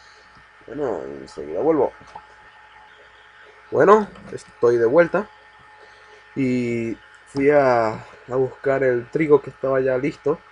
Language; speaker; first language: Spanish; native; Spanish